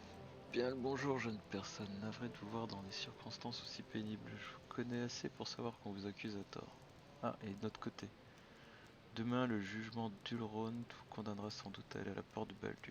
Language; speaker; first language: French; native; French